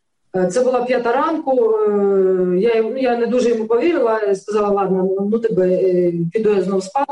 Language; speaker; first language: Ukrainian; native; Ukrainian